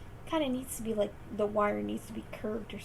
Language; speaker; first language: English; native; English